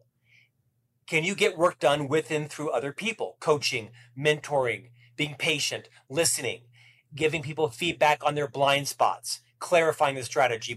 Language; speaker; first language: English; native; English